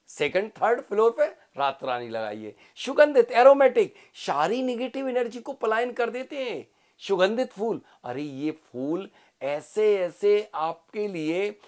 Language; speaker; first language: Hindi; native; Hindi